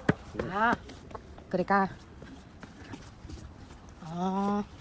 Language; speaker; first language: Japanese; non-native, learner; Filipino